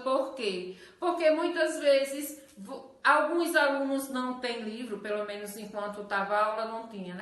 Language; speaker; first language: Portuguese; native; Portuguese